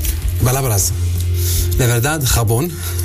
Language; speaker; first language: Spanish; non-native, learner; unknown